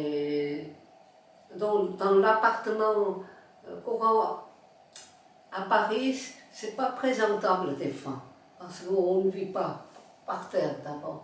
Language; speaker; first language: French; non-native, fluent; Korean